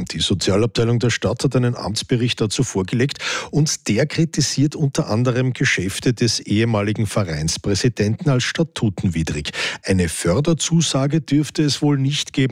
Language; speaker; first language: German; native; German